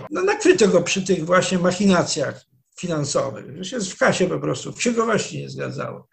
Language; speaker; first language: Polish; native; Polish